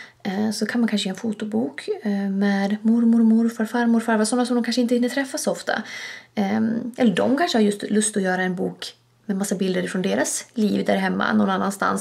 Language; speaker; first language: Swedish; native; Swedish